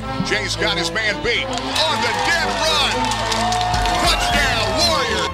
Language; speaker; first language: English; native; English